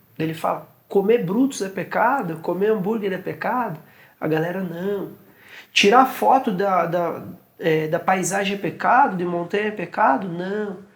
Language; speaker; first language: Portuguese; native; Portuguese